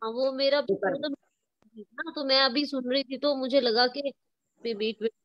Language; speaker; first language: Hindi; native; Hindi